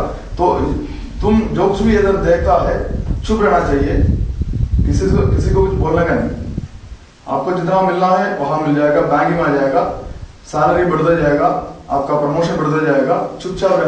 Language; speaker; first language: Hindi; non-native, local second language; Malayalam